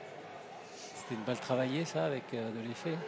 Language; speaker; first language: French; native; French